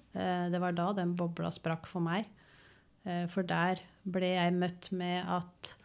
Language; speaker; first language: Norwegian; native; Norwegian